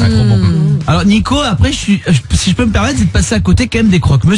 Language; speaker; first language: French; native; French